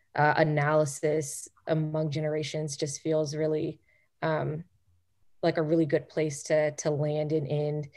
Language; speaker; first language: English; native; English